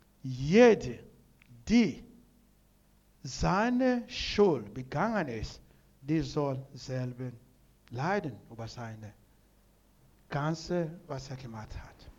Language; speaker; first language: German; non-native, learner; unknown